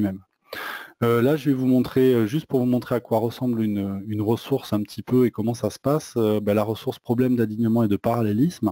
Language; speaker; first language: French; native; French